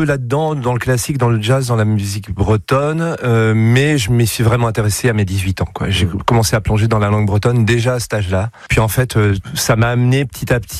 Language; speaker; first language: French; native; French